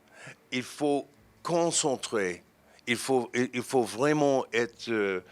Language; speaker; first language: French; non-native, fluent; English